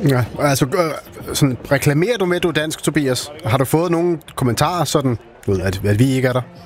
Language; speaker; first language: Danish; native; Danish